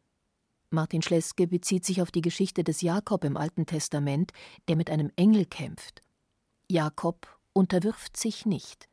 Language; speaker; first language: German; native; German